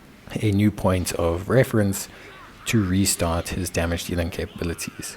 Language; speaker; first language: English; native; English